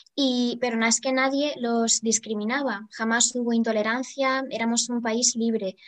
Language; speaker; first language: Spanish; non-native, fluent; Ukrainian